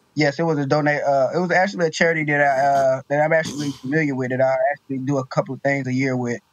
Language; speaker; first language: English; native; English